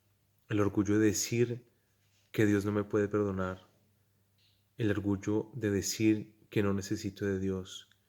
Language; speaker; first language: Spanish; native; Spanish